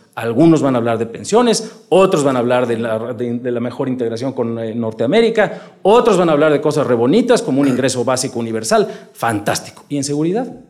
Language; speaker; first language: Spanish; native; Spanish